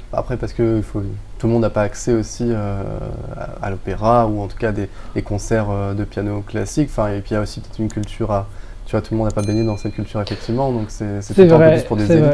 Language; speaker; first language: French; native; French